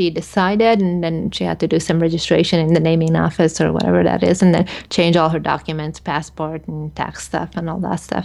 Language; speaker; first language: English; early bilingual, other home language; Hungarian